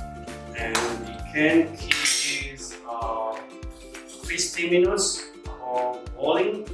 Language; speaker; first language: English; non-native, learner; Khmer